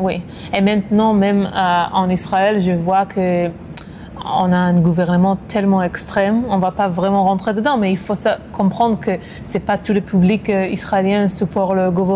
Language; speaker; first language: French; non-native, fluent; Hebrew